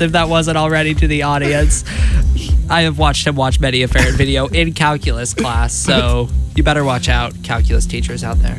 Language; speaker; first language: English; native; English